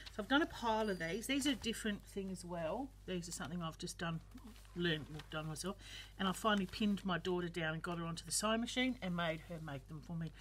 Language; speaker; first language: English; native; English